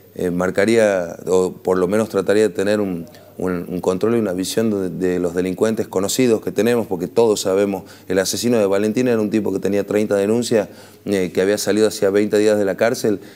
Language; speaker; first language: Spanish; native; Spanish